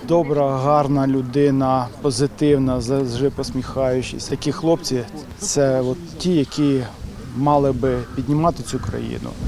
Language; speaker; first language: Ukrainian; native; Ukrainian